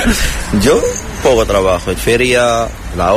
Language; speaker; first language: Spanish; non-native, learner; Arabic